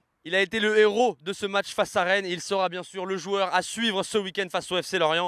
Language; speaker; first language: French; native; French